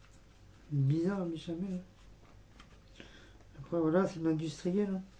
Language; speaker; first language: French; native; French